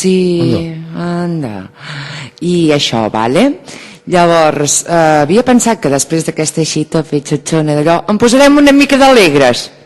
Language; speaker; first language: Catalan; native; Catalan